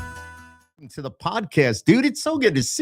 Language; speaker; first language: English; native; English